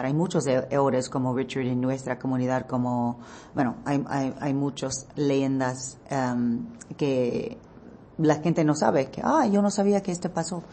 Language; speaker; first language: Spanish; early bilingual, heritage; English